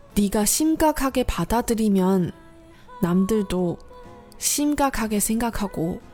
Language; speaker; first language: Korean; non-native, fluent; Chinese